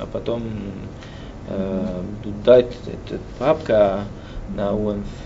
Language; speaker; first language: Russian; non-native, learner; French